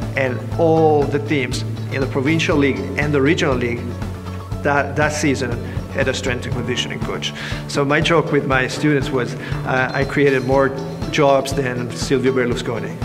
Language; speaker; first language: English; non-native, fluent; Italian